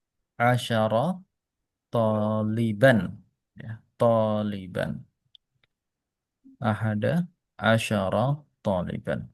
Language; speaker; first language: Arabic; non-native, fluent; Indonesian